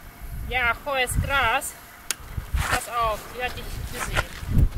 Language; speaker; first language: German; non-native, fluent; Russian